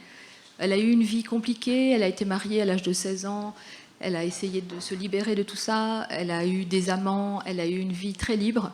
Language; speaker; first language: French; native; French